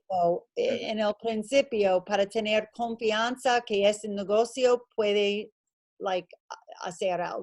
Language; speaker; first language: Spanish; non-native, learner; English